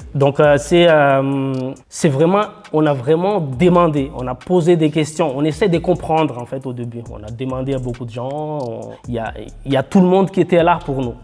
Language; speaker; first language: French; non-native, local second language; Malagasy